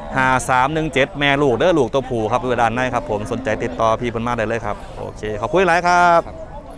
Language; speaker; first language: Thai; native; Thai